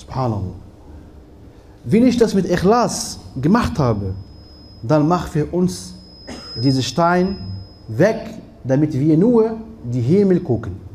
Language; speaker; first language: German; non-native, fluent; Arabic